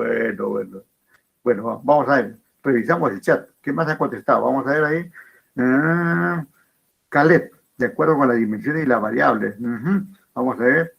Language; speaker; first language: Spanish; native; Spanish